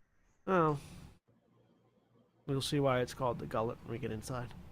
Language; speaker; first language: English; native; English